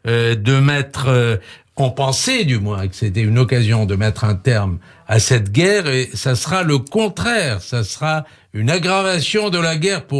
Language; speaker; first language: French; native; French